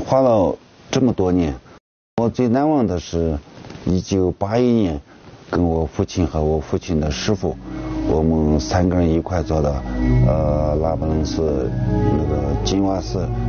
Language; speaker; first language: Chinese; non-native, local second language; Tibetan